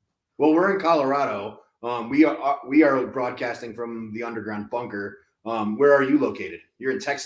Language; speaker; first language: English; native; English